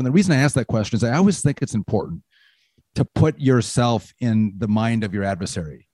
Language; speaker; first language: English; native; English